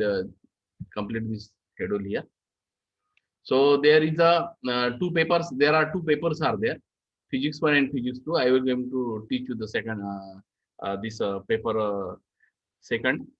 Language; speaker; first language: English; non-native, local second language; Marathi